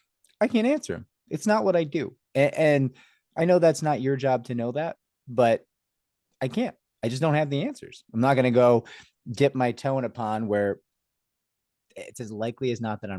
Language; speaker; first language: English; native; English